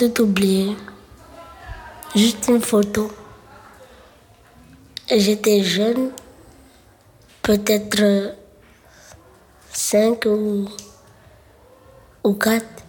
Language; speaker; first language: French; non-native, local second language; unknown